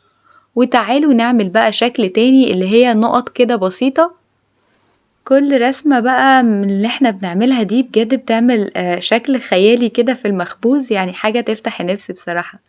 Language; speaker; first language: Arabic; native; Arabic